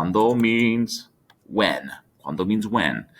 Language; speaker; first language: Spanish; non-native, fluent; English